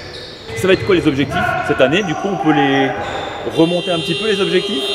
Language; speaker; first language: French; native; French